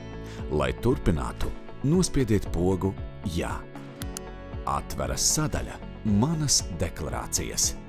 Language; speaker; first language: Latvian; native; Latvian